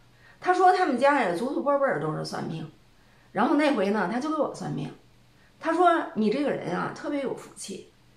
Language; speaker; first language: Chinese; native; Chinese